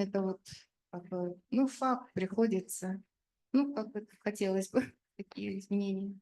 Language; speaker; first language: Russian; native; Russian